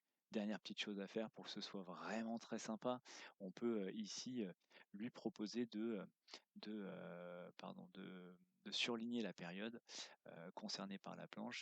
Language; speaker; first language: French; native; French